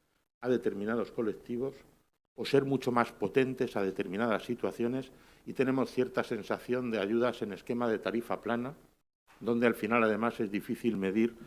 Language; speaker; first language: Spanish; native; Spanish